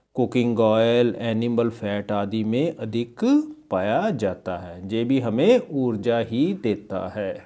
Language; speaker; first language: Hindi; non-native, local second language; Punjabi